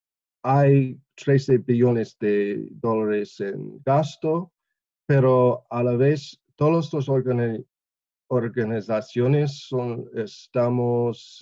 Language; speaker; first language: Spanish; non-native, learner; English